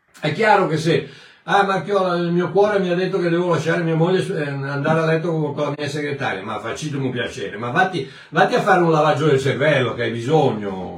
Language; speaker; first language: Italian; native; Italian